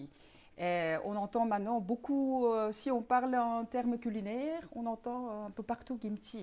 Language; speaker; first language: French; non-native, fluent; Korean